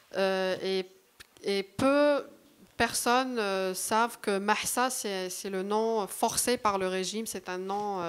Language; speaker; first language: French; non-native, local second language; Arabic